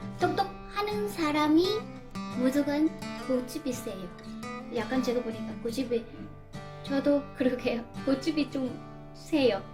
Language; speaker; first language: Korean; non-native, learner; Vietnamese